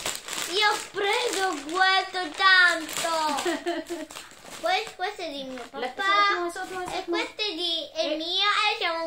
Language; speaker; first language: Italian; early bilingual, other home language; Filipino